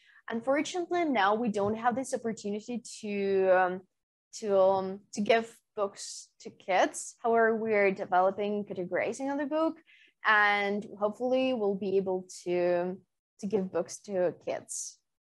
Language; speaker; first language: English; non-native, fluent; Ukrainian